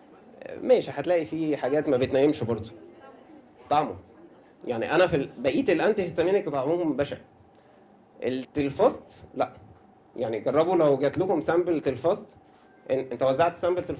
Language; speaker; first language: Arabic; native; Arabic